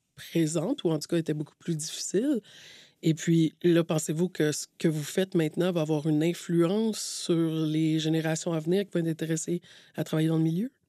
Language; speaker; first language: French; native; French